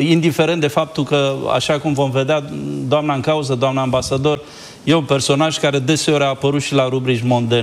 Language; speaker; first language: Romanian; native; Romanian